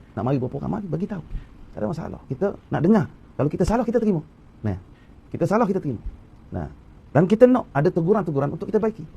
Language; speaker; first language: Malay; native; Malay